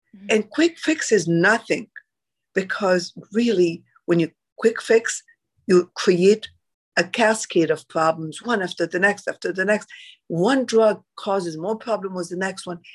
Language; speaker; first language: English; non-native, fluent; Arabic